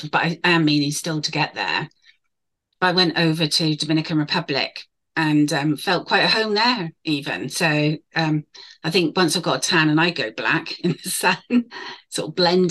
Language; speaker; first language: English; native; English